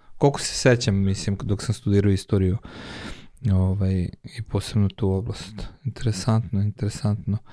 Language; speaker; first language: Serbian; non-native, local second language; Hungarian